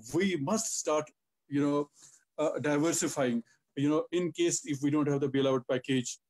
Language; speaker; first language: Hindi; non-native, local second language; Kashmiri